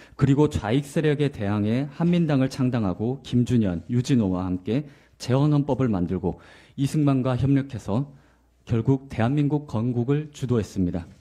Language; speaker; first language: Korean; native; Korean